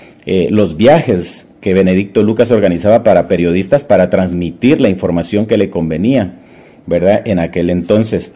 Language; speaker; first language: Spanish; native; Spanish